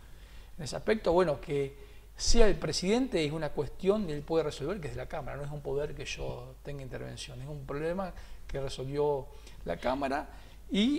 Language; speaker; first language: Spanish; native; Spanish